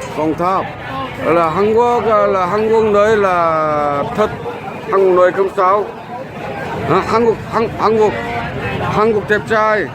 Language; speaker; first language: Vietnamese; non-native, learner; Korean